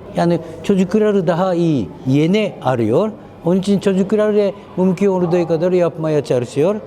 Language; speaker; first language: Turkish; non-native, learner; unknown